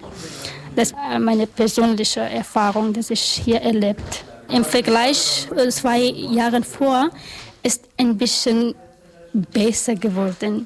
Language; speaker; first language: German; non-native, learner; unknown